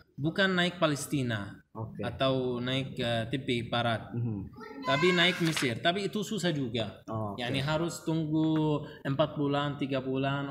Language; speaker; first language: Indonesian; non-native, learner; Arabic